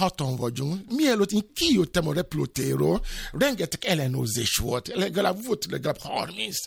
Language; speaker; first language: Hungarian; non-native, fluent; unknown